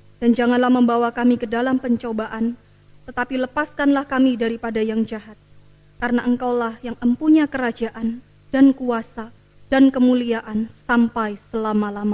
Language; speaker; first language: Indonesian; native; Indonesian